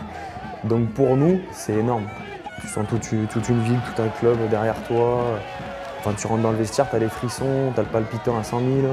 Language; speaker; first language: French; native; French